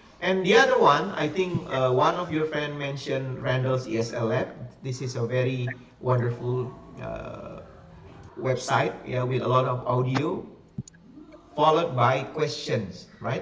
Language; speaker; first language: English; non-native, fluent; Indonesian